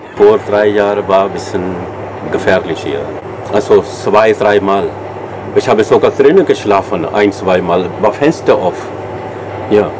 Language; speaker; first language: German; non-native, learner; Hindi